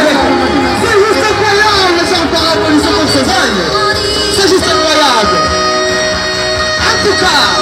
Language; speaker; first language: French; non-native, local second language; Kinyarwanda